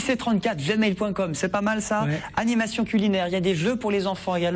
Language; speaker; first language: French; native; French